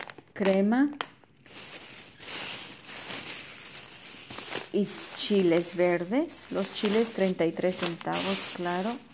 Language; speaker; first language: Spanish; early bilingual, heritage; Spanish